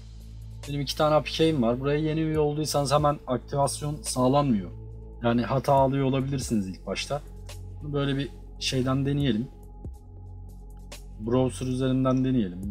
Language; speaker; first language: Turkish; native; Turkish